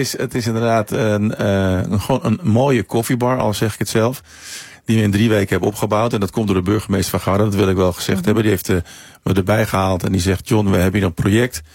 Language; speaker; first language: Dutch; early bilingual, other home language; Sranan Tongo